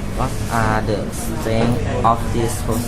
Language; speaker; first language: English; non-native, learner; Thai